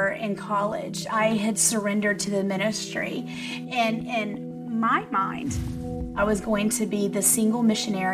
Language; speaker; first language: English; native; English